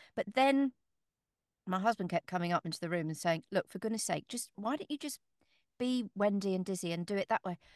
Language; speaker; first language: English; native; English